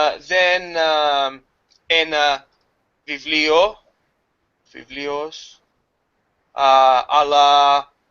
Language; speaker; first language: Greek; non-native, learner; English